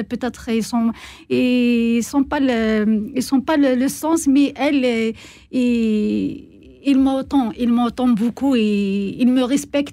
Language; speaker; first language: French; non-native, learner; Kabyle